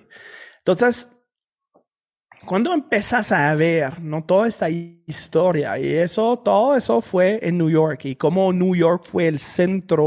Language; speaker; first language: Spanish; non-native, fluent; French